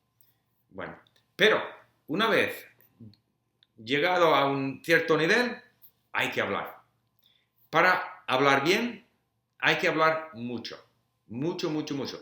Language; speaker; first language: Spanish; non-native, fluent; English